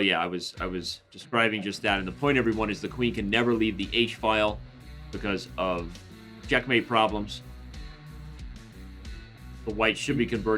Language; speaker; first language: English; native; English